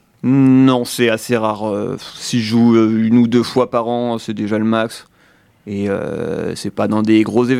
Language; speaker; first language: French; native; French